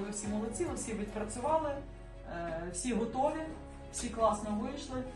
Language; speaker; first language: Ukrainian; native; Ukrainian